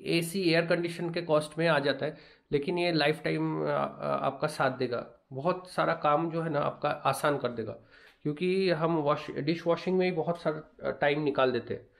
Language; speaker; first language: Hindi; non-native, local second language; Bangla